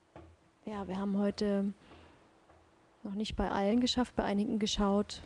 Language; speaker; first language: German; native; German